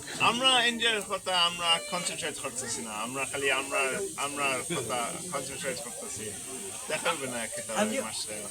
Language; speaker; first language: Bangla; early bilingual, other home language; Sylheti